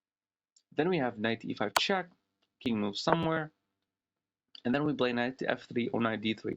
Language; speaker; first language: English; non-native, fluent; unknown